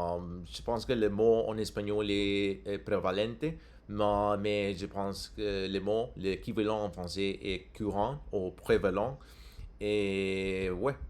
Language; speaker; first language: French; non-native, learner; English